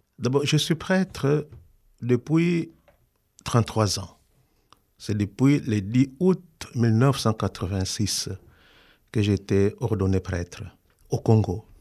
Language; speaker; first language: French; non-native, local second language; Kongo